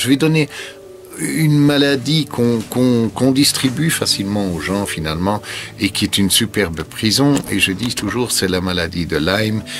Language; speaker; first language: French; native; French